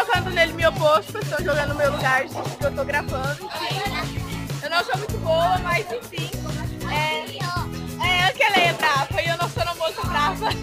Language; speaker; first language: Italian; non-native, learner; Portuguese